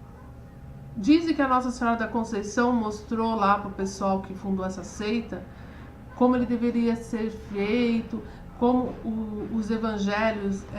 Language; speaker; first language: Portuguese; native; Portuguese